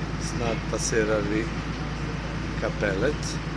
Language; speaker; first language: Swedish; non-native, fluent; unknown